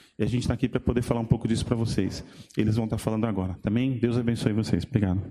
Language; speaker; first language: Portuguese; native; Portuguese